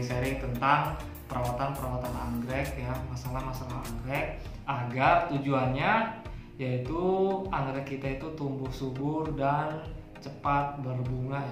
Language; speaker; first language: Indonesian; native; Indonesian